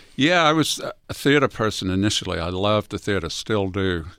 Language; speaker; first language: English; native; English